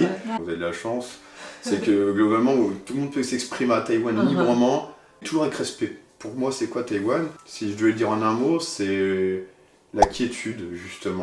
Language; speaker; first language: French; native; French